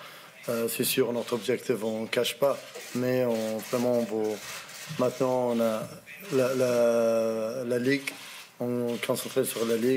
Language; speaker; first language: French; non-native, learner; Arabic